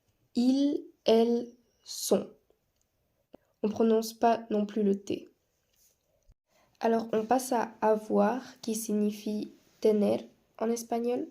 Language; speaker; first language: French; non-native, fluent; Spanish